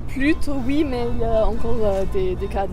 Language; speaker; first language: French; non-native, fluent; German